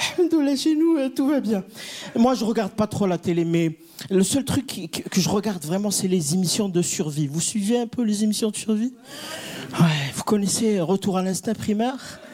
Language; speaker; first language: French; non-native, local second language; Kabyle